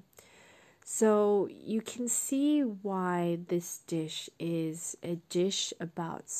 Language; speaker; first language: English; non-native, local second language; Cantonese